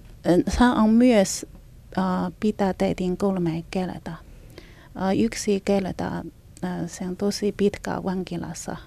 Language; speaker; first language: Finnish; non-native, learner; Chinese